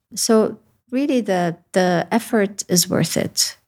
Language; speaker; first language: English; early bilingual, other home language; Arabic